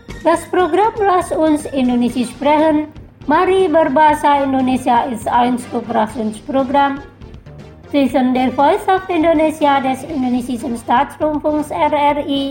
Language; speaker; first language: German; non-native, fluent; Indonesian